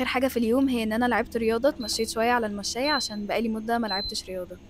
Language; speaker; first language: Arabic; native; Arabic